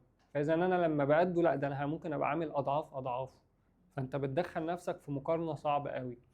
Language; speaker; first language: Arabic; native; Arabic